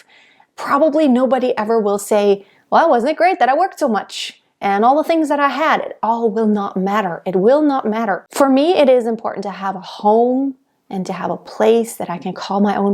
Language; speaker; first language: English; non-native, fluent; German